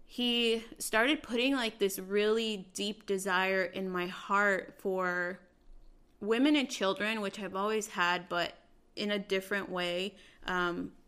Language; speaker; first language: English; early bilingual, other home language; Spanish